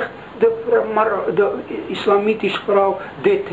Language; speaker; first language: Dutch; non-native, learner; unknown